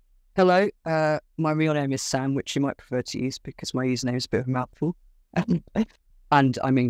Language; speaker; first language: English; native; English